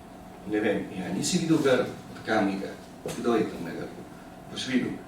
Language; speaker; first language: Slovenian; early bilingual, heritage; Slovenian